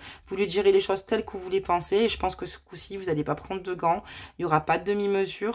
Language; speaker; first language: French; native; French